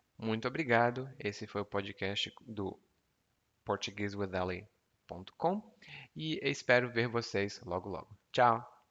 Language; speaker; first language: Portuguese; native; Portuguese